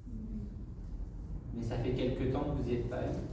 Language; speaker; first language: French; native; French